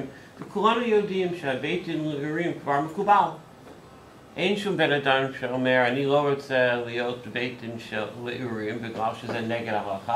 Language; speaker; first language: Hebrew; non-native, fluent; English